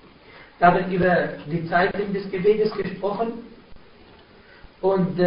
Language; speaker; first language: German; non-native, fluent; Arabic